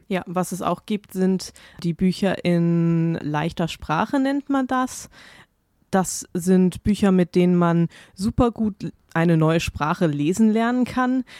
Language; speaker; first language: German; native; German